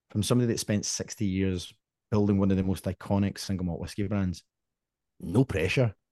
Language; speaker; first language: English; native; English